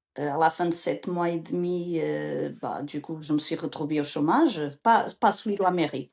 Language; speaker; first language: French; non-native, fluent; Portuguese